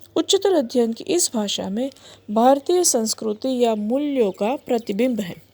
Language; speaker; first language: Hindi; non-native, local second language; Gujarati